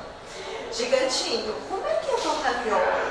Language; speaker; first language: Portuguese; native; Portuguese